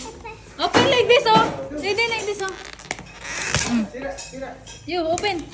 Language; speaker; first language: English; non-native, local second language; Filipino